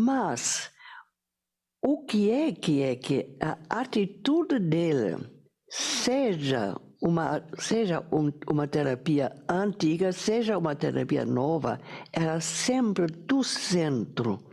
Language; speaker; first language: Portuguese; non-native, fluent; German